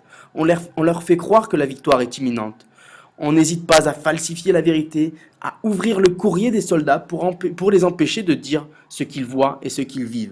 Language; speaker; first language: French; native; French